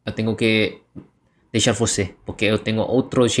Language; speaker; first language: Portuguese; non-native, learner; Indonesian